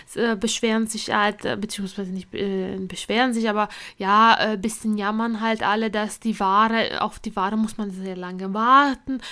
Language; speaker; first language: German; non-native, fluent; Latvian